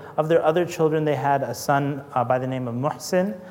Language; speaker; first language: English; native; English